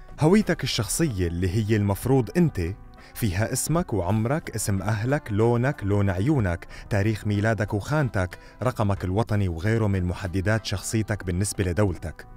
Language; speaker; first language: Arabic; native; Arabic